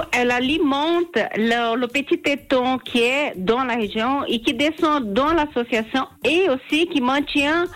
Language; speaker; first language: French; non-native, learner; Portuguese